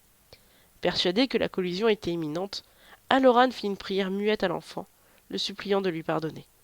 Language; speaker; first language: French; native; French